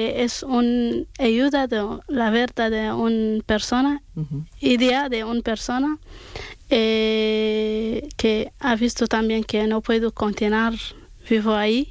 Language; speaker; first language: Spanish; non-native, learner; Arabic